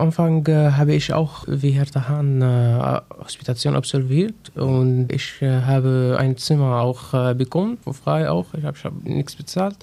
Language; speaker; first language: German; non-native, learner; Arabic